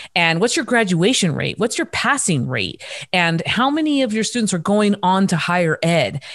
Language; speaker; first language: English; native; English